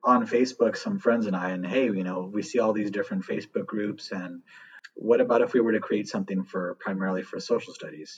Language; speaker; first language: English; native; English